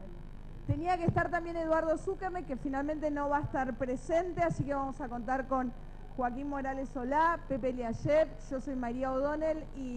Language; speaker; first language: Spanish; native; Spanish